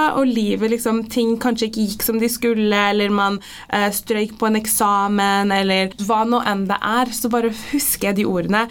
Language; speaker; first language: Norwegian; early bilingual, heritage; Norwegian